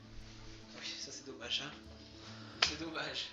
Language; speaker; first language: French; native; French